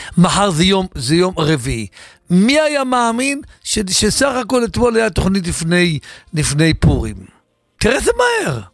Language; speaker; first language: Hebrew; native; Hebrew